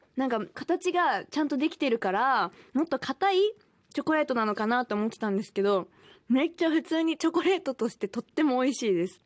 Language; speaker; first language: Japanese; native; Japanese